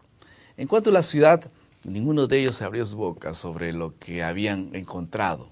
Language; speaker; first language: Spanish; non-native, fluent; Portuguese